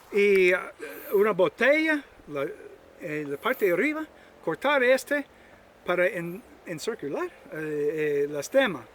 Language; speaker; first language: Spanish; non-native, learner; English